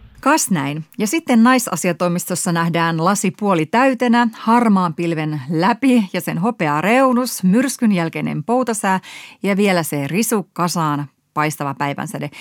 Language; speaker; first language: Finnish; native; Finnish